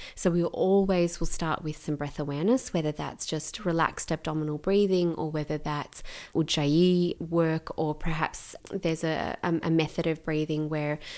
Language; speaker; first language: English; native; English